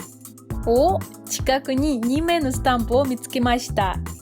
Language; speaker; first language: Japanese; non-native, learner; Russian